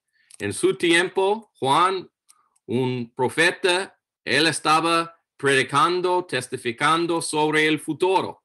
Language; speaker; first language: Spanish; non-native, learner; English